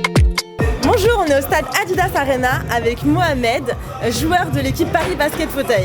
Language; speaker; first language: French; native; French